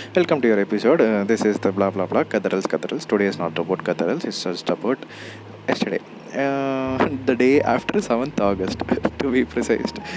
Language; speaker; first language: English; non-native, local second language; Tamil